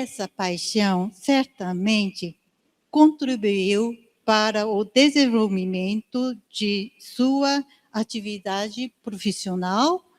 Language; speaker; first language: Portuguese; non-native, learner; Japanese